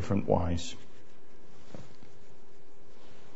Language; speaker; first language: English; native; English